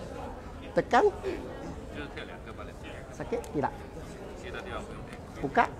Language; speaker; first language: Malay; non-native, local second language; Chinese